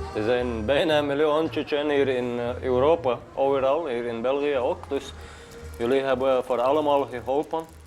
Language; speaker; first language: Dutch; non-native, learner; Chechen